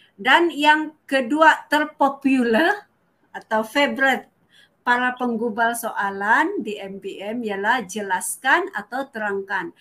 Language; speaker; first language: Malay; native; Malay